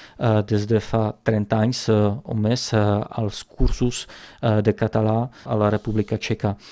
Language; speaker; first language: Catalan; non-native, fluent; Czech